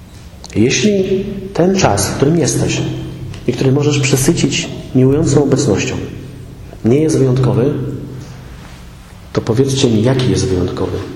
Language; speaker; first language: Polish; native; Polish